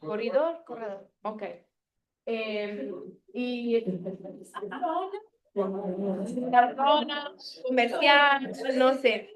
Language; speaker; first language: Spanish; non-native, learner; Italian